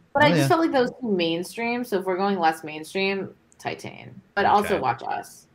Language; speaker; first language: English; native; English